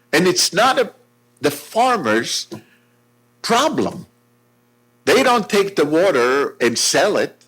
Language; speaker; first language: English; non-native, fluent; Hebrew